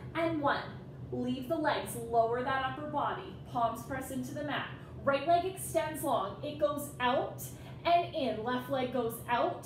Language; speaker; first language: English; native; English